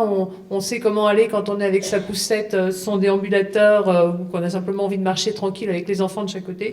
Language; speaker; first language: French; native; French